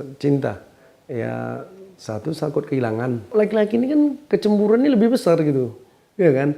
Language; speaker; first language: Indonesian; native; Indonesian